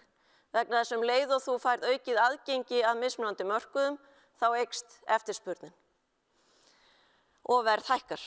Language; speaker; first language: Icelandic; native; Icelandic